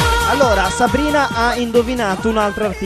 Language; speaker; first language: Italian; native; Italian